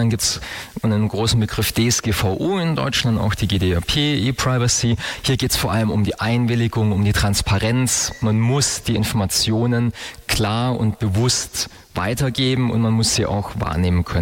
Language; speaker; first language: German; native; German